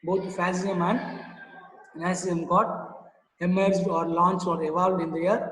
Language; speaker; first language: English; non-native, local second language; Tamil